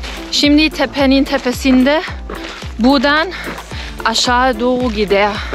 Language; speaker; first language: Turkish; non-native, learner; German